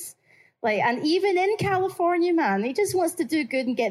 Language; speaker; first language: English; native; English